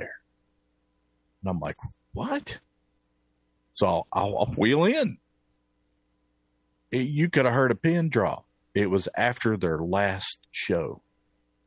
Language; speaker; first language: English; native; English